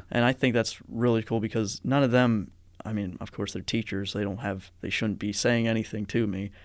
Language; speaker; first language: English; native; English